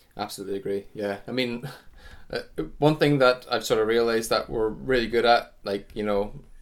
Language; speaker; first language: English; native; English